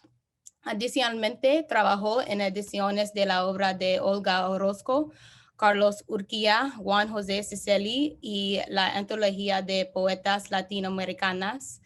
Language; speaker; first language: Spanish; non-native, learner; English